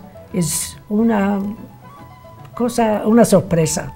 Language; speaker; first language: Spanish; non-native, fluent; English